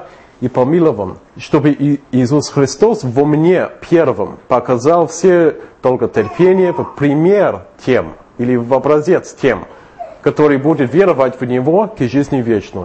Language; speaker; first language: Russian; non-native, fluent; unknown